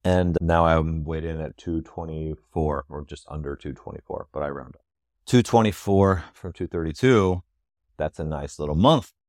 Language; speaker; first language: English; native; English